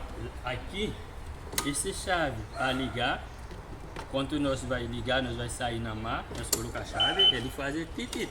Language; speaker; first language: Portuguese; non-native, learner; Haitian Creole